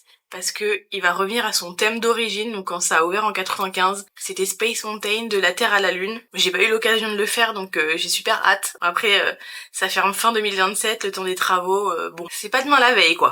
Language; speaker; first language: French; native; French